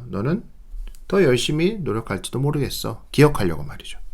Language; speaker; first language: Korean; native; Korean